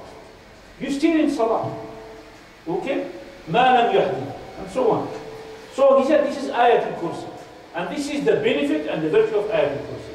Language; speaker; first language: English; non-native, fluent; Arabic